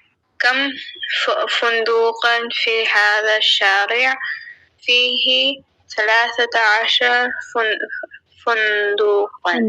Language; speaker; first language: Arabic; non-native, learner; Urdu